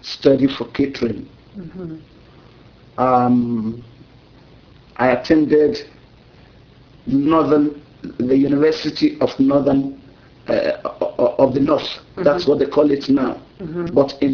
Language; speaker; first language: English; non-native, local second language; Yoruba